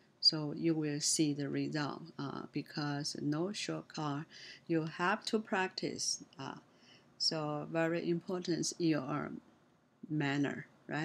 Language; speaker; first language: English; non-native, learner; Chinese